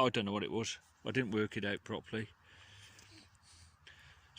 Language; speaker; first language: English; native; English